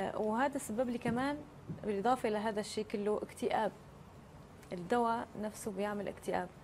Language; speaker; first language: Arabic; native; Arabic